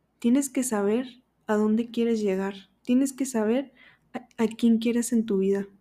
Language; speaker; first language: Spanish; early bilingual, heritage; Spanish